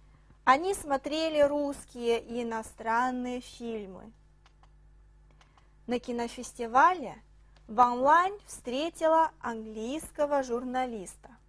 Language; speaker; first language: Russian; non-native, fluent; Chinese